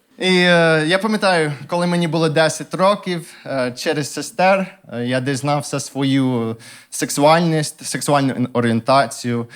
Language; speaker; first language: Ukrainian; non-native, fluent; English